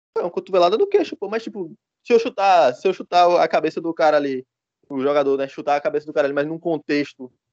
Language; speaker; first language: Portuguese; native; Portuguese